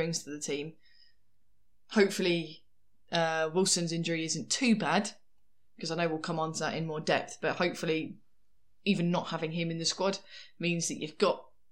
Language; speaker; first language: English; native; English